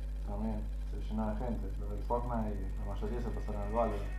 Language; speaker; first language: Spanish; native; Spanish